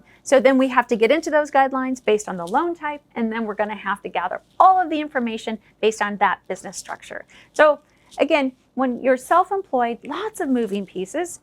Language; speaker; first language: English; native; English